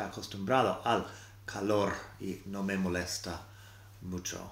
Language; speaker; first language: Spanish; non-native, fluent; English